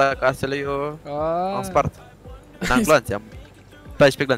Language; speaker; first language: Romanian; native; Romanian